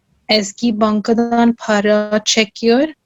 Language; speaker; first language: Turkish; non-native, learner; Urdu